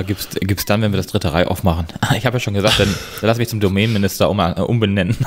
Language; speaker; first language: German; native; German